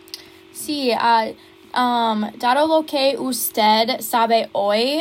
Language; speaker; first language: Spanish; non-native, learner; English